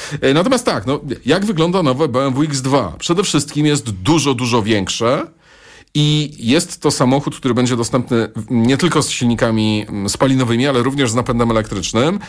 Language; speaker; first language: Polish; native; Polish